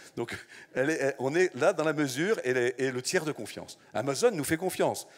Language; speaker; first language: French; native; French